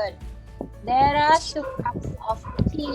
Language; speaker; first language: English; non-native, fluent; Indonesian